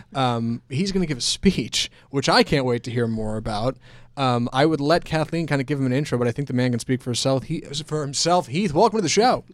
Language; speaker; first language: English; native; English